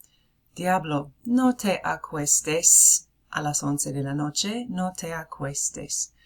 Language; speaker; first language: Spanish; non-native, fluent; English